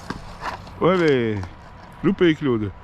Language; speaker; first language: French; native; French